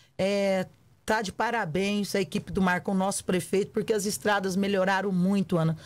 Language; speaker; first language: Portuguese; native; Portuguese